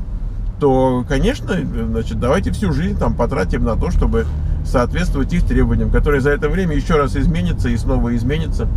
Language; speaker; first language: Russian; native; Russian